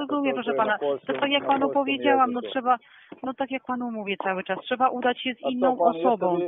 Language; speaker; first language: Polish; native; Polish